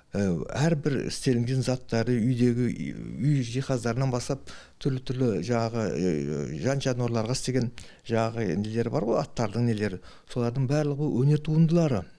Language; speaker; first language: Kazakh; native; Kazakh